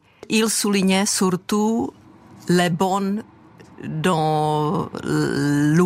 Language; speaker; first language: French; non-native, fluent; Czech